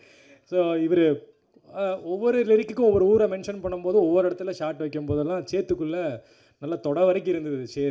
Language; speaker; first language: Tamil; native; Tamil